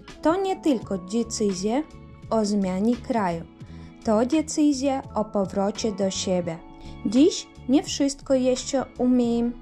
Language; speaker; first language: Polish; early bilingual, heritage; Polish